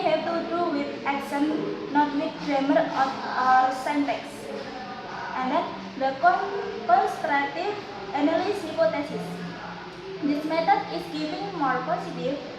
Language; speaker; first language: English; non-native, learner; Indonesian